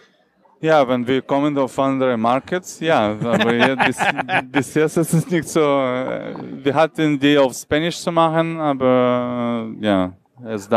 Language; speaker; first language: German; non-native, learner; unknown